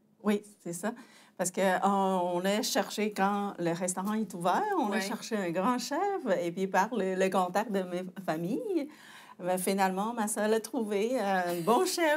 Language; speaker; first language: French; non-native, fluent; Chinese